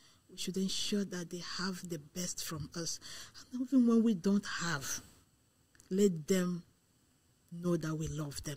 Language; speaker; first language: English; non-native, local second language; Igbo